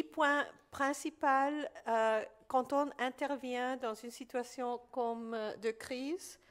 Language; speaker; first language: French; non-native, fluent; Spanish